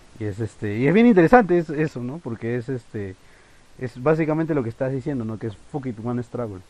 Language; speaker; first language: Spanish; native; Spanish